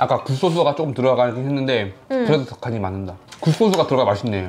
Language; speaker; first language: Korean; native; Korean